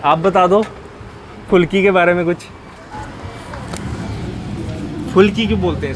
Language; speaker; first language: Hindi; native; Hindi